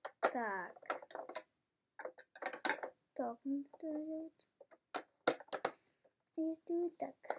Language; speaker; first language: Russian; early bilingual, heritage; Russian